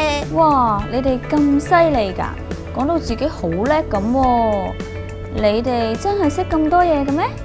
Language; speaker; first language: Cantonese; native; Cantonese